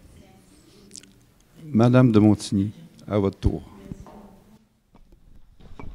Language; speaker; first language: French; native; French